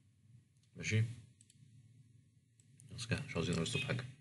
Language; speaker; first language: Arabic; native; Arabic